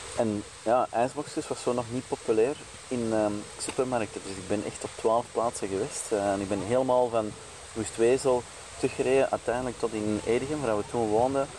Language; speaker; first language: Dutch; native; Dutch